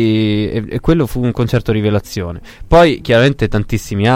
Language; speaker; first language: Italian; native; Italian